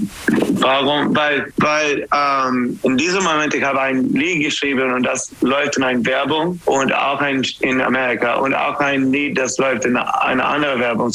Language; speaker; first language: German; non-native, fluent; English